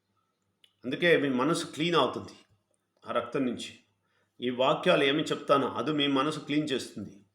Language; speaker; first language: Telugu; non-native, fluent; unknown